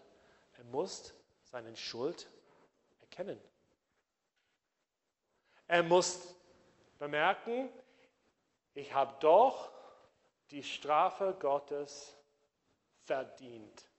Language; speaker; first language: German; non-native, fluent; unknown